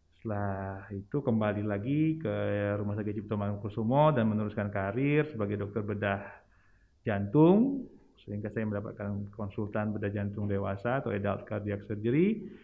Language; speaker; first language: Indonesian; native; Indonesian